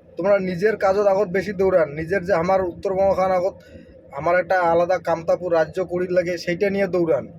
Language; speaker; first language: Bangla; non-native, local second language; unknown